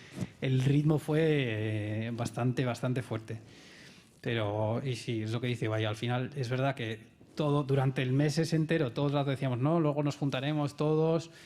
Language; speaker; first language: Spanish; native; Spanish